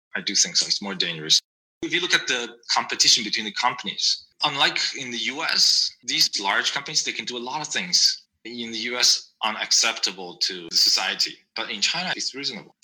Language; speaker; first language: English; non-native, fluent; Chinese